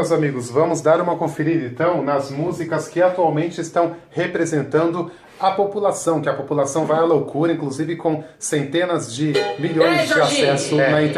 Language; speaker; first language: Portuguese; native; Portuguese